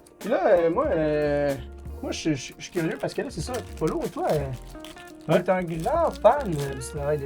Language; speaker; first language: French; native; French